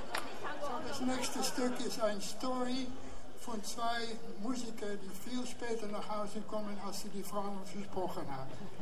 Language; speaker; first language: German; non-native, fluent; Dutch